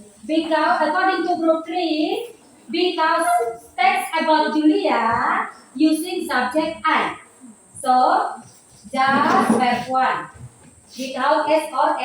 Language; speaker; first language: English; non-native, learner; Indonesian